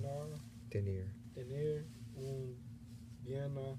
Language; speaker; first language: Spanish; non-native, learner; English